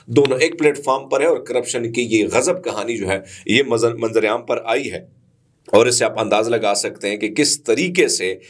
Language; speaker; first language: Urdu; non-native, local second language; Punjabi